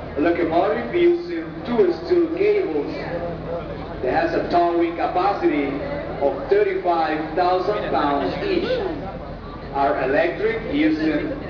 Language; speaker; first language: English; non-native, fluent; Spanish